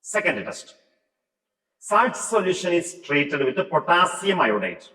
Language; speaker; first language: English; non-native, local second language; Malayalam